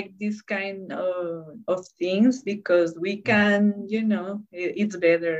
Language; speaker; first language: English; non-native, learner; Spanish